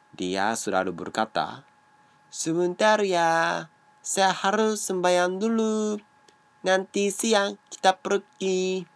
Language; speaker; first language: Indonesian; non-native, learner; Japanese